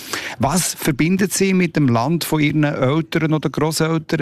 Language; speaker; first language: German; native; German